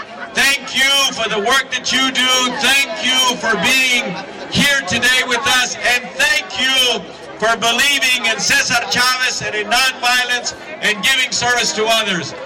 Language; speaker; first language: English; early bilingual, other home language; Spanish